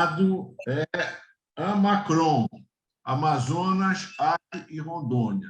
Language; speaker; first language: Portuguese; native; Portuguese